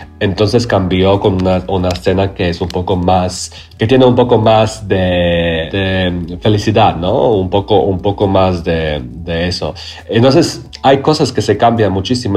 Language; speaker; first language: Spanish; non-native, learner; Croatian